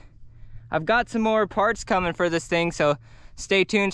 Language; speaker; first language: English; native; English